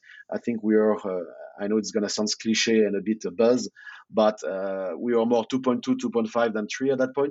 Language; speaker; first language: English; non-native, fluent; French